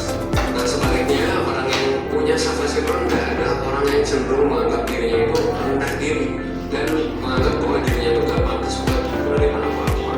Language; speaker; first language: Indonesian; native; Indonesian